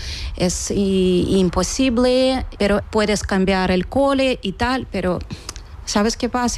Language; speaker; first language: Spanish; non-native, fluent; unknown